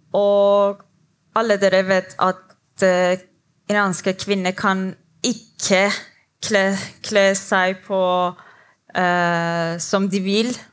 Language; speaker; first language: Norwegian; non-native, learner; Persian